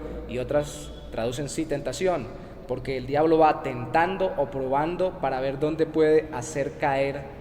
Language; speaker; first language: Spanish; native; Spanish